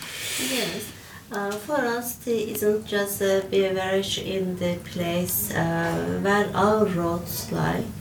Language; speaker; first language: English; non-native, learner; Turkish